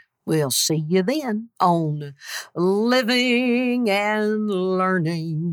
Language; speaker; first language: English; native; English